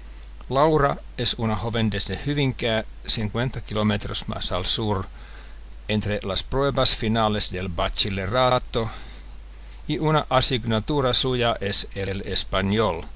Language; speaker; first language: Spanish; non-native, fluent; Finnish